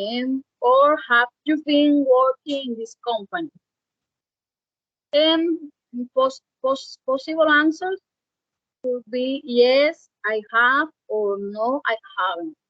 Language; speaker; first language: English; non-native, learner; Spanish